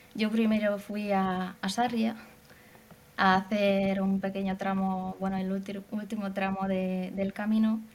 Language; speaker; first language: Spanish; non-native, fluent; Hungarian